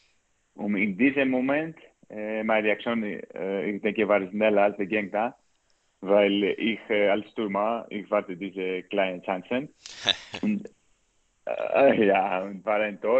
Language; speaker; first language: German; non-native, learner; Greek